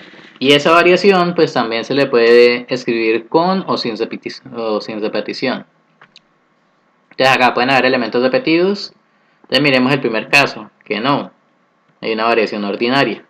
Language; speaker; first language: Spanish; native; Spanish